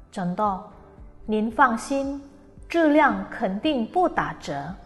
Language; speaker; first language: Chinese; non-native, fluent; Indonesian